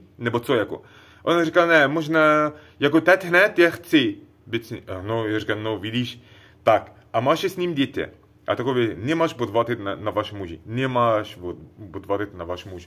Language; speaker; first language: Czech; non-native, learner; Arabic